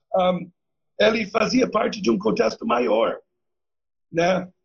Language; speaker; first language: Portuguese; non-native, fluent; English